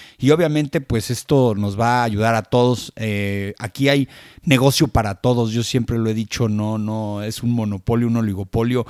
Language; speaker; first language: Spanish; native; Spanish